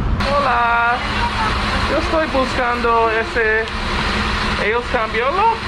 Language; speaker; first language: Spanish; non-native, learner; English